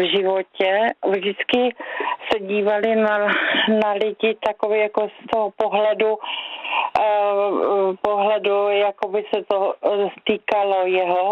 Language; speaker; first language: Czech; native; Czech